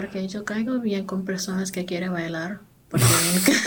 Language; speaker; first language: Spanish; non-native, learner; English